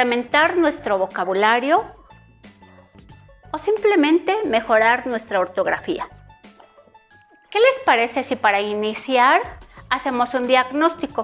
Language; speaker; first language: Spanish; native; Spanish